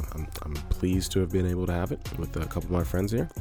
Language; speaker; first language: English; native; English